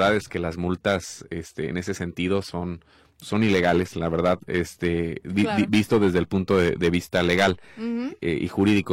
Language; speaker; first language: Spanish; native; Spanish